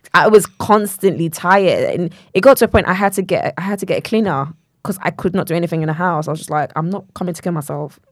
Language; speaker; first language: English; non-native, local second language; Yoruba